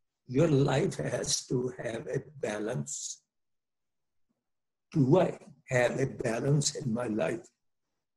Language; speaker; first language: English; non-native, local second language; Punjabi